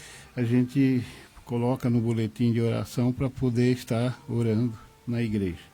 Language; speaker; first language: Portuguese; native; Portuguese